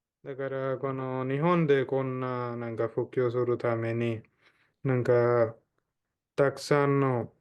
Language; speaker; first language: Japanese; non-native, fluent; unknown